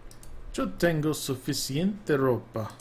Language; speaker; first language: Spanish; non-native, learner; English